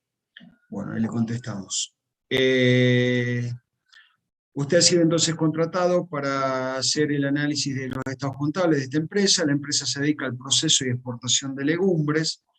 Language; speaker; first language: Spanish; native; Spanish